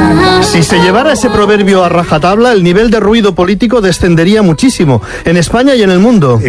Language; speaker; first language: Spanish; native; Spanish